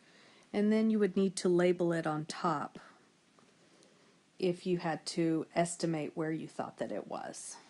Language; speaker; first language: English; native; English